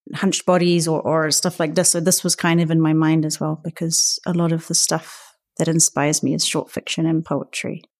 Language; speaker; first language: English; native; English